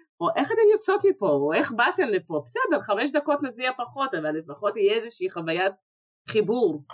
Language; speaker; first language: Hebrew; early bilingual, other home language; Russian